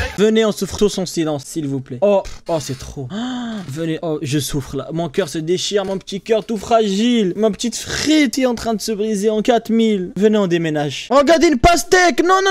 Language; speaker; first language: French; early bilingual, other home language; Arabic